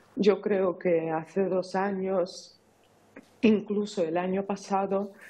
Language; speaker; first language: Spanish; non-native, fluent; Ukrainian